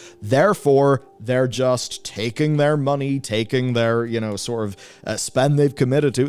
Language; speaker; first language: English; native; English